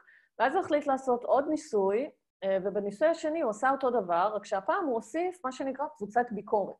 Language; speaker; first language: Hebrew; native; Hebrew